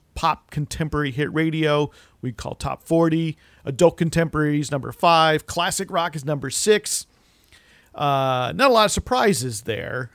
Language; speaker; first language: English; native; English